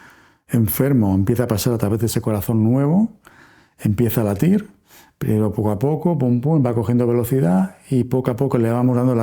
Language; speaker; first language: Spanish; native; Spanish